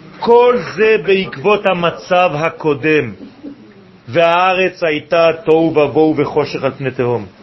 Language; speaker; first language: Hebrew; non-native, fluent; French